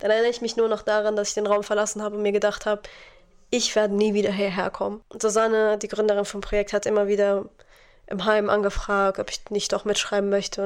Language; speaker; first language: German; non-native, fluent; Arabic